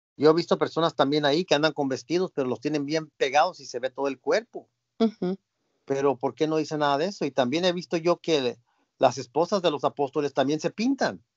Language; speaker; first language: Spanish; early bilingual, heritage; Spanish